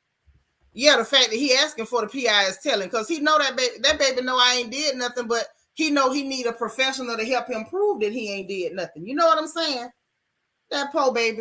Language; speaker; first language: English; native; English